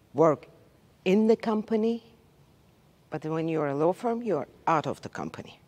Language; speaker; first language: English; non-native, learner; Turkish